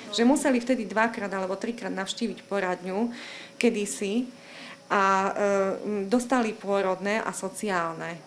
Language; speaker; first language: Slovak; native; Slovak